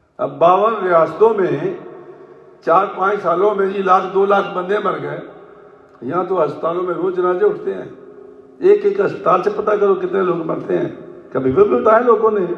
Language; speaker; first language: Urdu; non-native, local second language; Punjabi